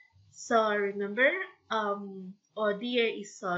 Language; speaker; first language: Korean; non-native, fluent; Filipino